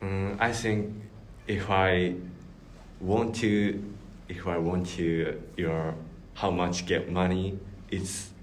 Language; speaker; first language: English; non-native, learner; Japanese